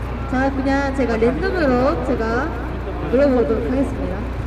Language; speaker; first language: Korean; non-native, fluent; Japanese